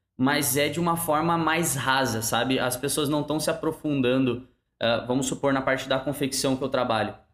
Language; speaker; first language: Portuguese; native; Portuguese